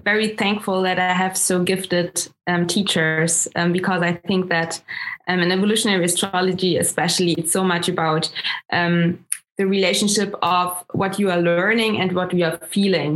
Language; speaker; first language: English; non-native, fluent; German